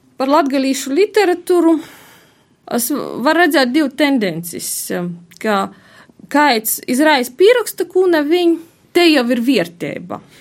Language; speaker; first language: Latvian; native; Latvian